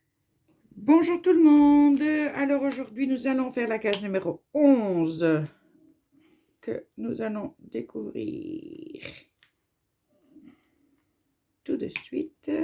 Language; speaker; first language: French; native; French